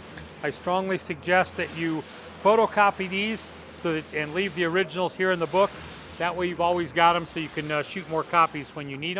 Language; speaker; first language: English; native; English